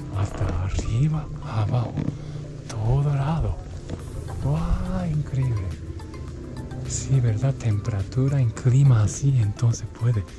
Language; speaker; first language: Spanish; non-native, learner; Japanese